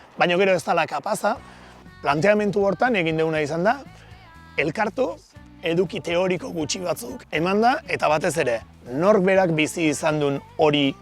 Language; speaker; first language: Basque; native; Basque